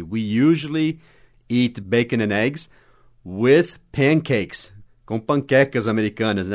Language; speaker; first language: English; native; English